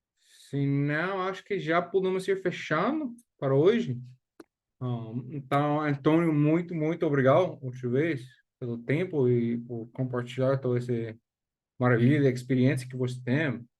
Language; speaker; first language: Portuguese; non-native, fluent; English